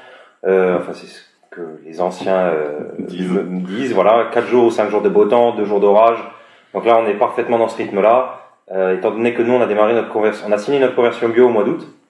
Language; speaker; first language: French; native; French